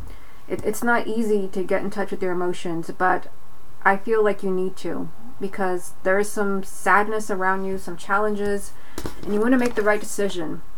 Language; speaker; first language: English; native; English